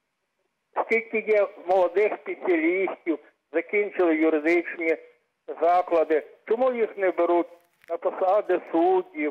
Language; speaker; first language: Ukrainian; native; Ukrainian